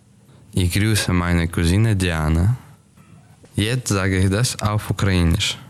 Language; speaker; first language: German; non-native, learner; Ukrainian